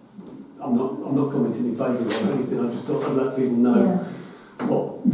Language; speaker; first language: English; native; English